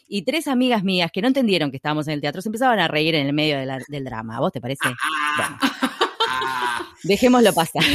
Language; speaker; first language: Spanish; native; Spanish